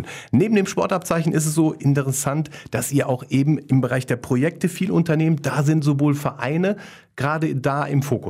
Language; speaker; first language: German; native; German